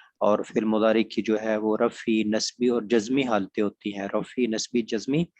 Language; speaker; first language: Urdu; non-native, local second language; Punjabi